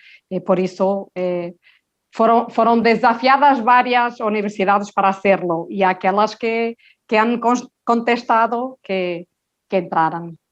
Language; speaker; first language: Spanish; non-native, local second language; Portuguese